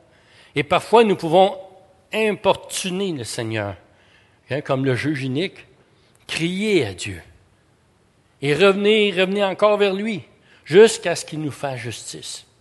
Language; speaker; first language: French; native; French